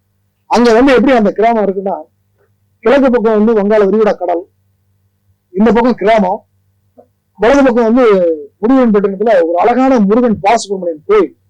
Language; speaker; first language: Tamil; native; Tamil